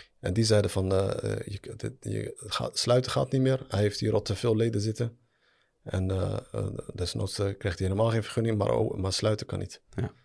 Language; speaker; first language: Dutch; early bilingual, other home language; Arabic